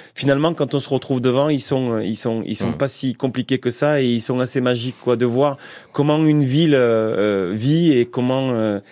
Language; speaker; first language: French; native; French